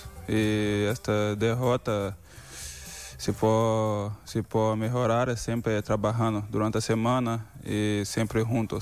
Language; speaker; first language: Spanish; non-native, learner; Portuguese